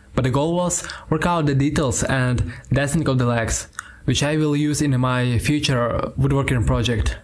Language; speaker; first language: English; non-native, learner; Ukrainian